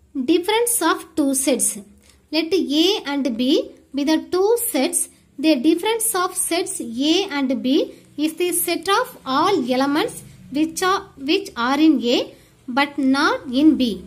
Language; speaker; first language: English; non-native, local second language; Tamil